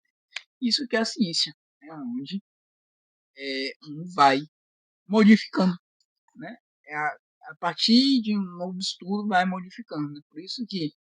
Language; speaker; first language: Portuguese; native; Portuguese